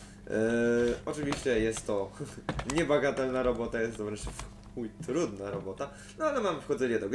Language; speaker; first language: Polish; native; Polish